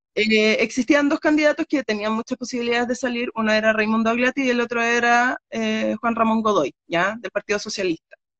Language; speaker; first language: Spanish; native; Spanish